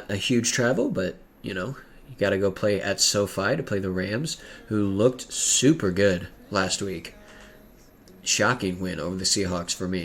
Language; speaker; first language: English; native; English